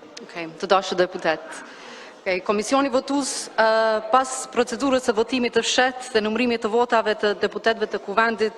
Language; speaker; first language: Albanian; native; Albanian